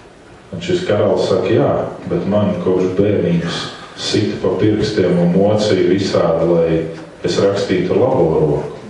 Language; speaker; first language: Latvian; native; Latvian